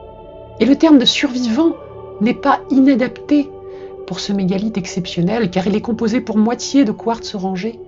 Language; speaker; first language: French; native; French